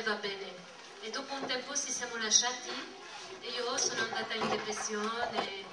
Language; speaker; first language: Italian; non-native, fluent; French